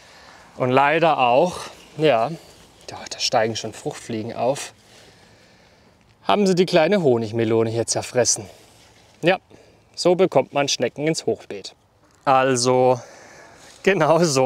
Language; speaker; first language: German; native; German